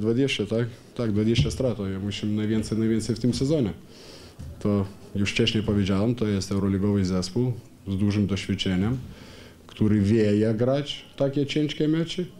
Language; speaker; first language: Polish; non-native, learner; Ukrainian